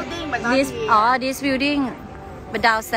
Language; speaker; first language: English; non-native, learner; Thai